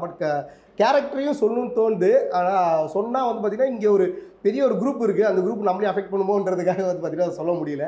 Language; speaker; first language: Tamil; native; Tamil